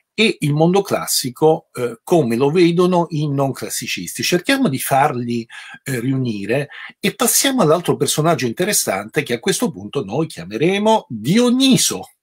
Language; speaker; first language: Italian; native; Italian